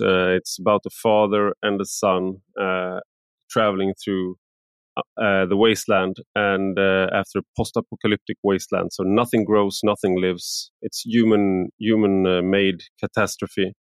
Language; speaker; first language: English; non-native, fluent; Swedish